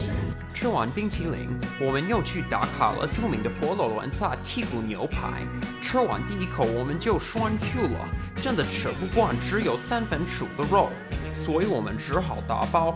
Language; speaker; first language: Chinese; non-native, fluent; English